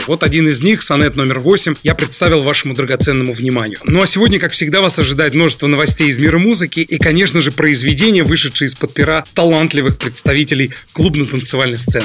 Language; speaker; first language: Russian; native; Russian